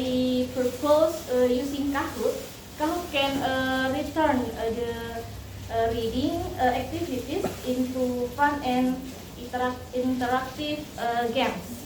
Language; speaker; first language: English; non-native, learner; Indonesian